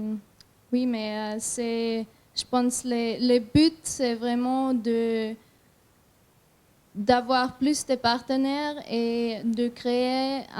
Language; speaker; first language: French; non-native, learner; German